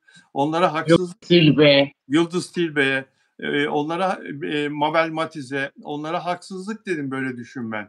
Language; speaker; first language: Turkish; native; Turkish